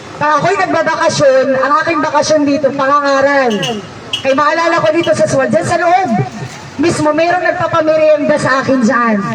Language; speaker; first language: Filipino; non-native, local second language; Hiligaynon